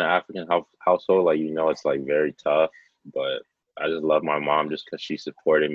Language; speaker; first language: English; native; English